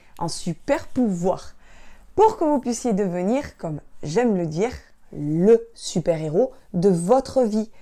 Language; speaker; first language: French; native; French